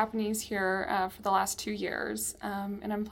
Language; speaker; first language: English; native; English